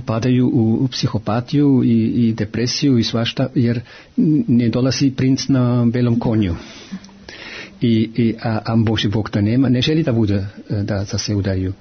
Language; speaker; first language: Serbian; non-native, fluent; German